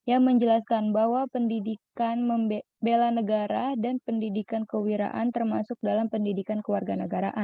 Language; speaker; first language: Indonesian; native; Indonesian